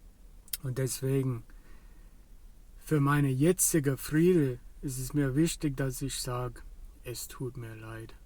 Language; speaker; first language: German; non-native, fluent; English